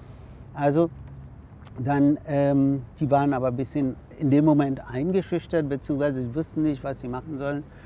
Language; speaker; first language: German; non-native, fluent; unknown